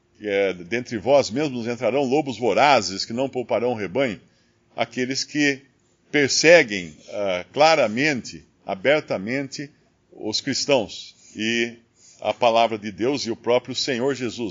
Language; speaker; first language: Portuguese; native; Portuguese